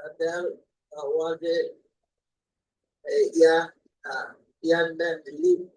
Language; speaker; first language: English; non-native, learner; Bangla